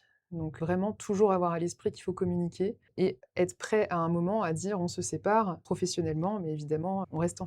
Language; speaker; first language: French; native; French